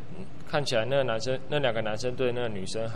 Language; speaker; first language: Chinese; native; Chinese